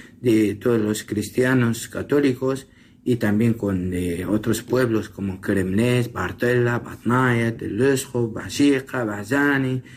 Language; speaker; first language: Spanish; non-native, learner; Assyrian Neo-Aramaic